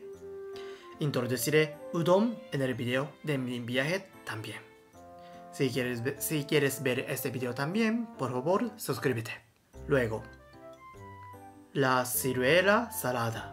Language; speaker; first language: Spanish; non-native, learner; Japanese